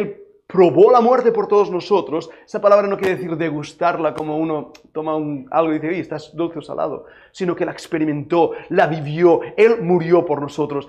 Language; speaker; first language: Spanish; native; Spanish